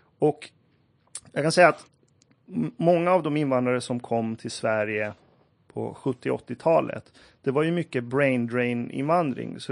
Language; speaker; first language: Swedish; early bilingual, other home language; Persian